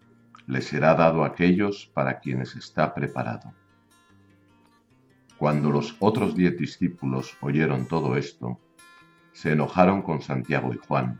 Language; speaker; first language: Spanish; native; Spanish